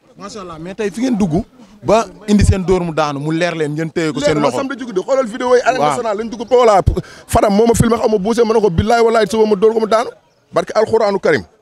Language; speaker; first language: Wolof; native; Wolof